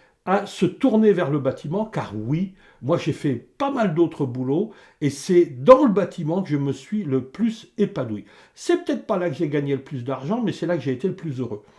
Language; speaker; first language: French; native; French